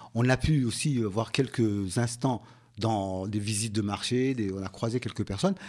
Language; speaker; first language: French; early bilingual, other home language; Ngazidja Comorian